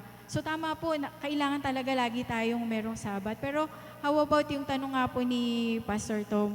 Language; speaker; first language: Filipino; native; Filipino